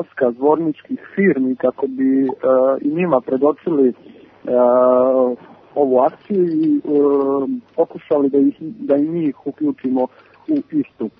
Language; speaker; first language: Serbian; native; Serbian